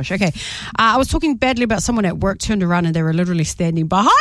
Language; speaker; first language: English; native; English